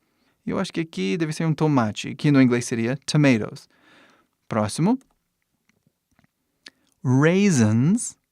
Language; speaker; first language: Portuguese; non-native, fluent; English